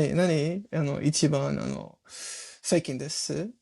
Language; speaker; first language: Japanese; non-native, learner; English